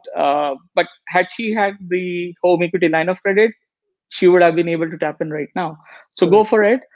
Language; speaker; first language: English; non-native, local second language; Gujarati